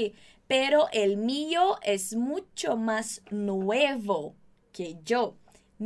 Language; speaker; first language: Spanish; non-native, fluent; Portuguese